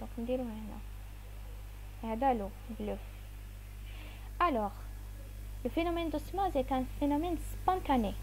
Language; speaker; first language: French; non-native, local second language; Arabic